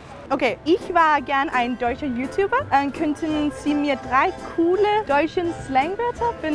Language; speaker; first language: German; non-native, learner; Danish